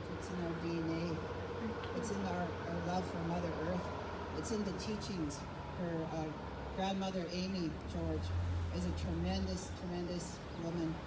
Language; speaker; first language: English; native; English